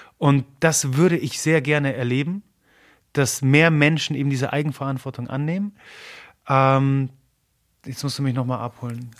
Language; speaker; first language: German; early bilingual, other home language; Polish